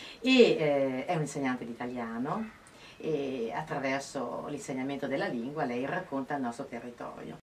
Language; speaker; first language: Italian; native; Italian